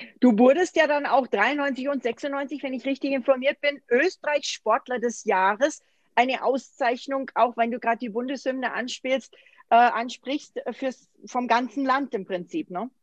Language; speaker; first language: German; native; German